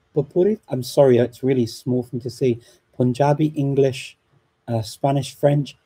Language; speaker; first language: English; native; English